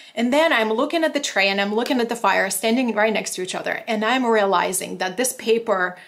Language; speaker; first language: English; non-native, fluent; Russian